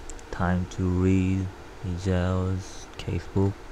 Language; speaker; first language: English; non-native, learner; Korean